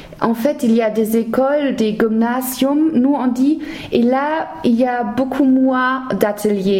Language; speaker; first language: French; non-native, fluent; German